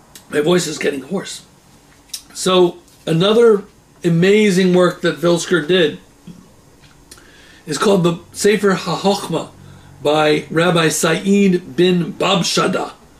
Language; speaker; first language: English; native; English